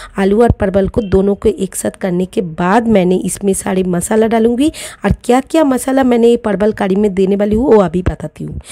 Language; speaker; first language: Hindi; non-native, local second language; Bangla